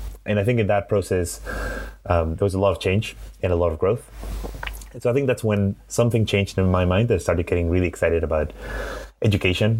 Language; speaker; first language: English; non-native, fluent; Spanish